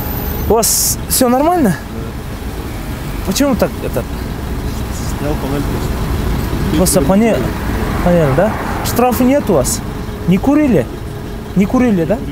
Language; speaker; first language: Russian; non-native, local second language; Kyrgyz